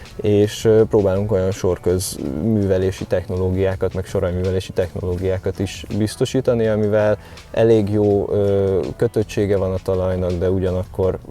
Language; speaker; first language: Hungarian; native; Hungarian